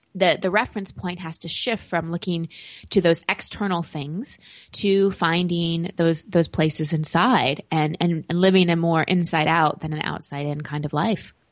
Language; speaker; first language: English; native; English